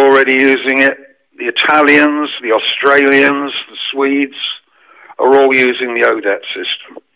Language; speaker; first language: English; native; English